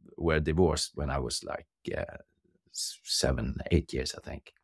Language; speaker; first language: English; non-native, fluent; Norwegian